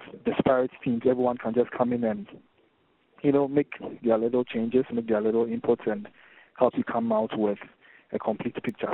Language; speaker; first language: English; non-native, local second language; Akan